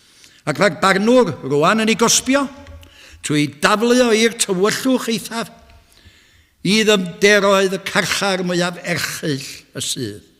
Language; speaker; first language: Welsh; native; Welsh